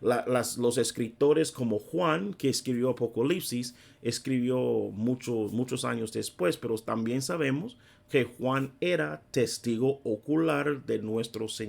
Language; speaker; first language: Spanish; non-native, fluent; English